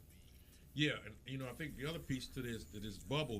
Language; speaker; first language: English; native; English